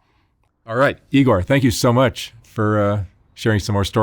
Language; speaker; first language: English; native; English